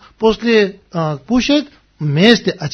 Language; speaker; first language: Russian; non-native, learner; Tibetan